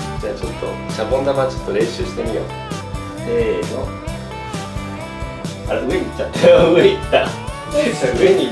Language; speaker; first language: Japanese; native; Japanese